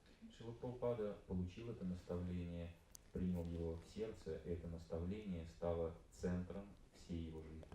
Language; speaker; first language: Russian; native; Russian